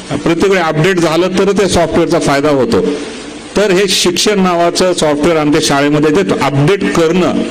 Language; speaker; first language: Marathi; native; Marathi